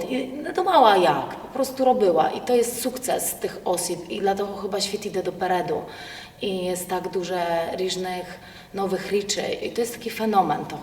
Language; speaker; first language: Polish; non-native, local second language; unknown